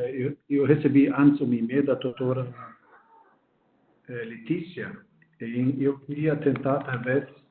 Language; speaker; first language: Portuguese; non-native, fluent; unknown